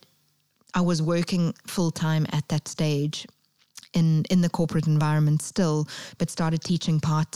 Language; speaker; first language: English; native; English